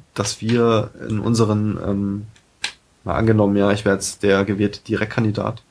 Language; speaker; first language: German; native; German